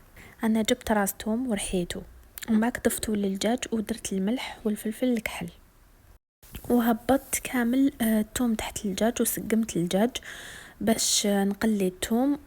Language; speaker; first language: Arabic; native; Arabic